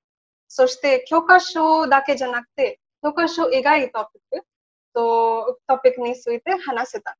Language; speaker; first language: Japanese; non-native, learner; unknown